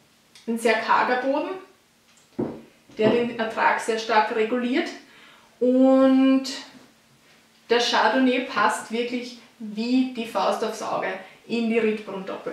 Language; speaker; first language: German; native; German